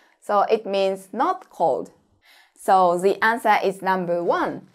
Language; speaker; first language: English; non-native, fluent; Japanese